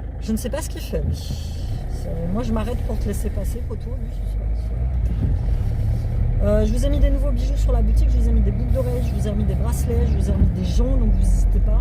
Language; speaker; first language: French; native; French